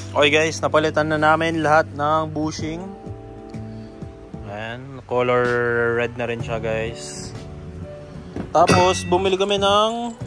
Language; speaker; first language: Filipino; native; Filipino